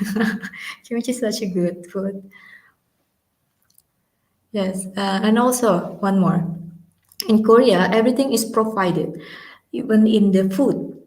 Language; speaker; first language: English; non-native, learner; Indonesian